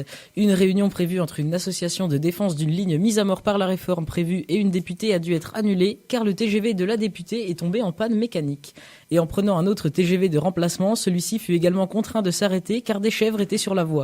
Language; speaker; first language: French; native; French